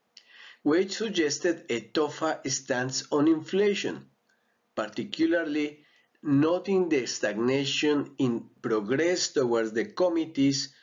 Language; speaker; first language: English; non-native, fluent; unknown